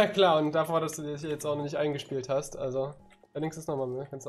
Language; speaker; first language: German; native; German